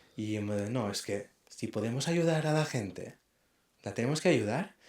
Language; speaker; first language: Spanish; non-native, local second language; Catalan